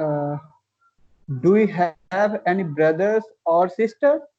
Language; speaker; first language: English; non-native, learner; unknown